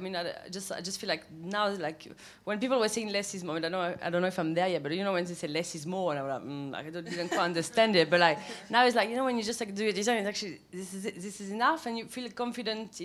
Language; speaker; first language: English; non-native, fluent; French